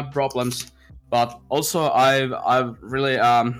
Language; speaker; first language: English; non-native, fluent; Finnish